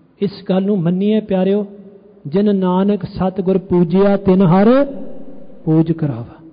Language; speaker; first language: Punjabi; early bilingual, heritage; Punjabi